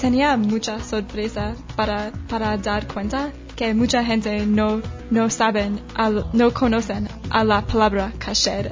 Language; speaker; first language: Spanish; non-native, learner; English